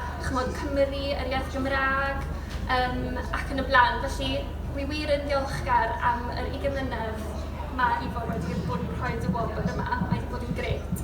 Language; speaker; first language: Welsh; native; Welsh